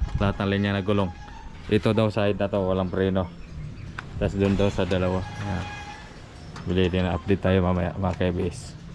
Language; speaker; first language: Filipino; non-native, local second language; Masbatenyo